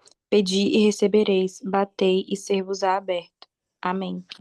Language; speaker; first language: Portuguese; native; Portuguese